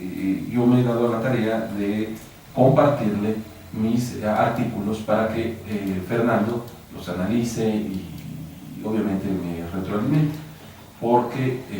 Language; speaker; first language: Spanish; native; Spanish